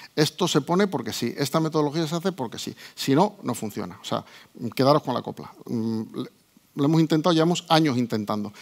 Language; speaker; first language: Spanish; native; Spanish